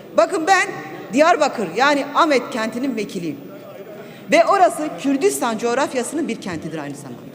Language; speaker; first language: Turkish; non-native, local second language; Kurdish